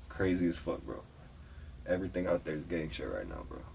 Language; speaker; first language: English; native; English